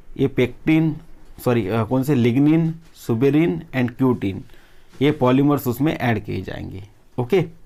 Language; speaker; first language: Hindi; non-native, local second language; Marathi